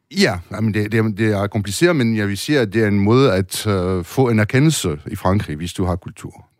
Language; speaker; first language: Danish; non-native, fluent; French